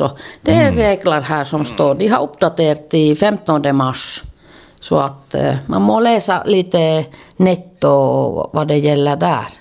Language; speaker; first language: Swedish; non-native, local second language; Finnish